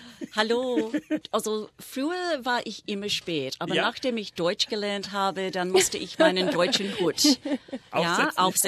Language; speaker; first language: German; non-native, fluent; English